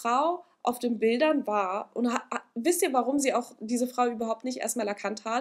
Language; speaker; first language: German; native; German